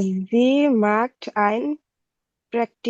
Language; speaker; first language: German; non-native, learner; Bangla